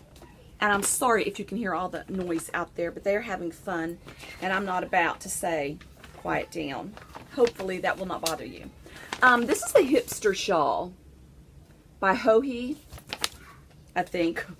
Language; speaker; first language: English; native; English